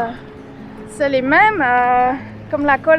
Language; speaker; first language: French; native; French